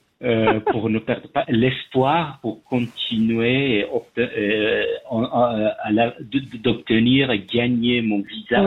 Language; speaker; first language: French; non-native, fluent; Persian